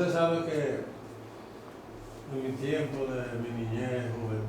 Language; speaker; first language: Spanish; native; Spanish